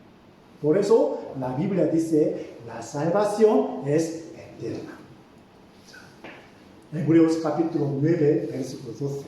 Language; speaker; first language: Spanish; non-native, fluent; Korean